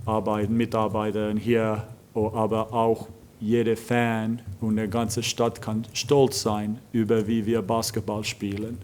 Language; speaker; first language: German; non-native, fluent; Finnish